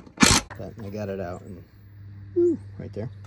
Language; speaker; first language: English; native; English